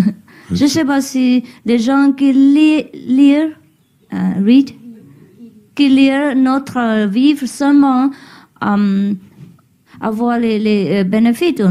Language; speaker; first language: French; non-native, learner; Vietnamese